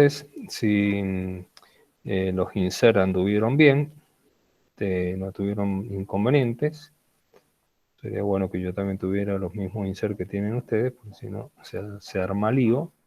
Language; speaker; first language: Spanish; native; Spanish